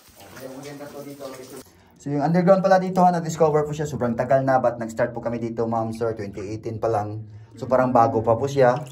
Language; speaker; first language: Filipino; non-native, local second language; Cebuano